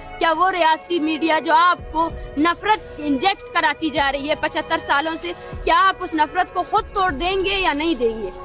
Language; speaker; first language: Urdu; non-native, local second language; Baluchi